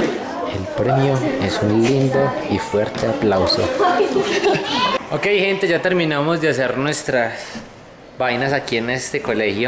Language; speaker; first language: Spanish; native; Spanish